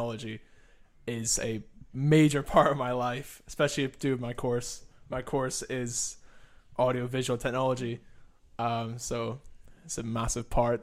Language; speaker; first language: English; native; English